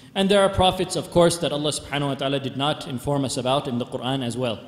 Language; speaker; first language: English; native; English